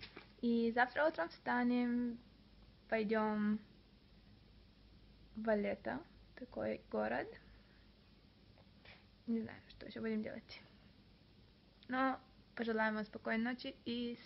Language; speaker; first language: Russian; early bilingual, heritage; Russian